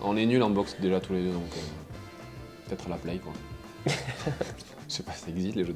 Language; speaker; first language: French; native; French